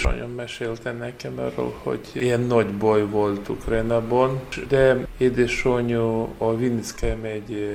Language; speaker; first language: Hungarian; non-native, learner; Ukrainian